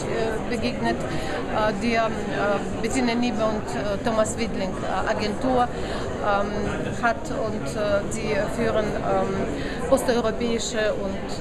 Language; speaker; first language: German; non-native, fluent; Russian